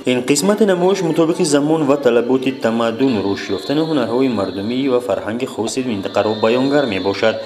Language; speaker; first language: Persian; non-native, local second language; Shughni